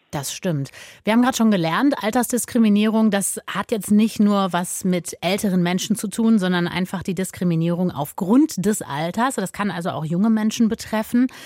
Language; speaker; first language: German; native; German